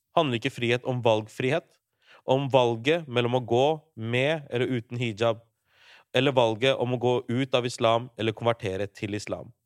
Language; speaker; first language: Norwegian; early bilingual, other home language; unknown